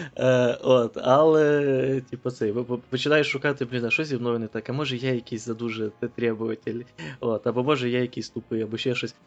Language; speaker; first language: Ukrainian; non-native, local second language; Russian